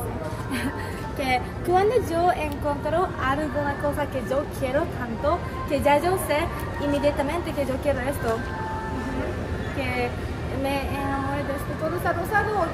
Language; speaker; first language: Spanish; non-native, learner; Japanese